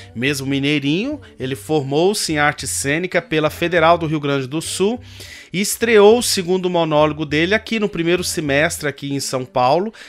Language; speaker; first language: Portuguese; native; Portuguese